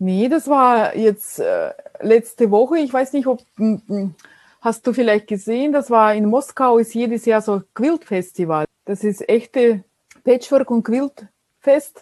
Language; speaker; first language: German; non-native, fluent; Russian